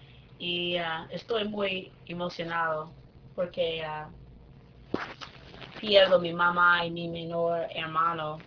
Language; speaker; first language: Spanish; non-native, learner; English